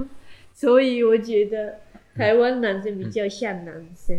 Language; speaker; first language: Chinese; non-native, learner; Japanese